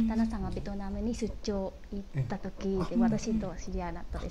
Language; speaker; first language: Japanese; non-native, learner; Vietnamese